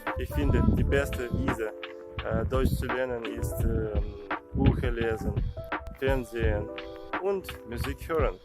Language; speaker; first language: German; non-native, learner; Ukrainian